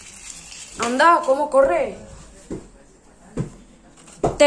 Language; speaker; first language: Spanish; native; Spanish